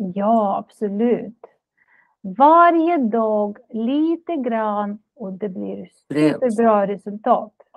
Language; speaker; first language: Swedish; non-native, fluent; Russian